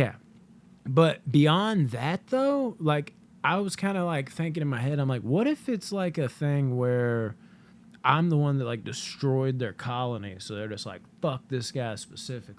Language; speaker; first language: English; native; English